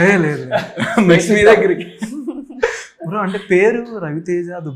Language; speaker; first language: Telugu; native; Telugu